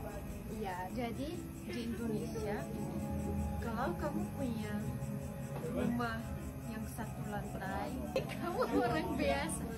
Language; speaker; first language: Indonesian; non-native, learner; Arabic